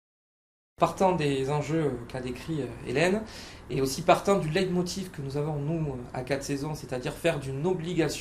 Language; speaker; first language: French; native; French